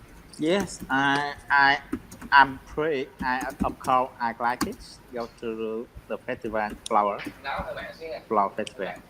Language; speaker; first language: English; non-native, learner; Vietnamese